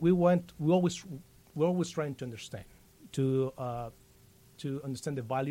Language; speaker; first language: English; non-native, fluent; Spanish